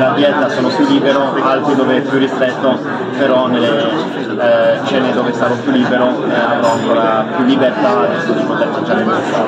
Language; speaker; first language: Italian; non-native, fluent; French